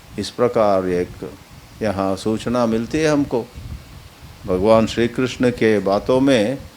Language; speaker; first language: Hindi; non-native, local second language; Kannada